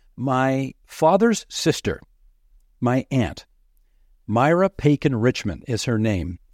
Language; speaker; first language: English; native; English